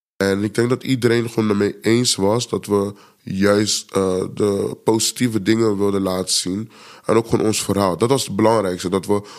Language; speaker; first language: Dutch; early bilingual, other home language; Papiamento